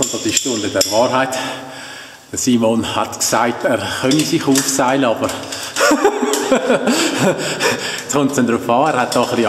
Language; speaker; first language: German; native; German